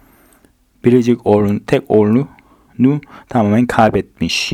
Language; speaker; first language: Turkish; non-native, fluent; Korean